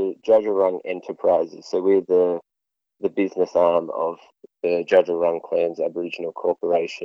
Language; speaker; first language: English; native; English